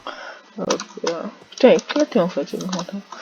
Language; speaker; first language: French; native; French